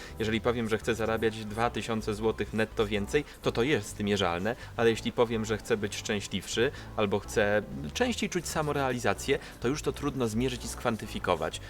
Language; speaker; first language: Polish; native; Polish